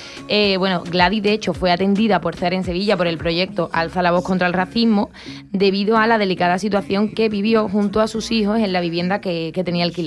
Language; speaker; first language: Spanish; native; Spanish